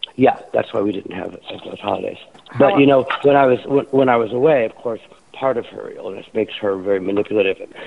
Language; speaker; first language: English; native; English